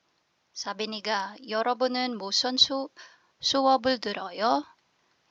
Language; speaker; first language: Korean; non-native, fluent; Filipino